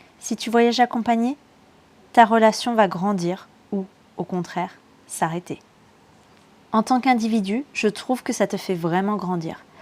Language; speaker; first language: French; native; French